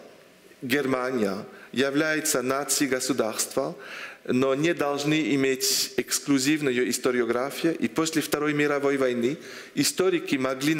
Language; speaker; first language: Russian; non-native, fluent; French